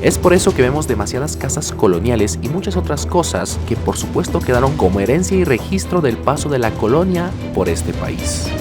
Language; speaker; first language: Spanish; native; Spanish